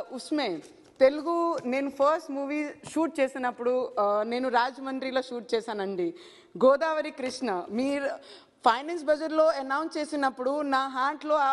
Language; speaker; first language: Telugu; non-native, learner; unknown